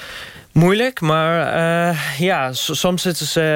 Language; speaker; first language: Dutch; non-native, learner; Arabic